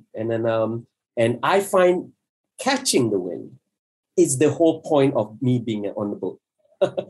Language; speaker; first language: English; non-native, local second language; Malay